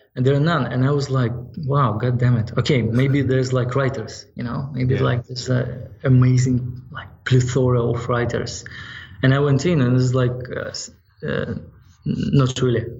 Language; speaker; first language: English; non-native, fluent; Ukrainian